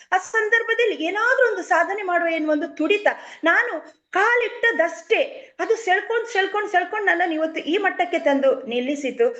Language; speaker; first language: Kannada; native; Kannada